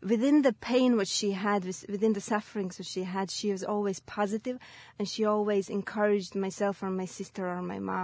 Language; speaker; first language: English; non-native, fluent; Latvian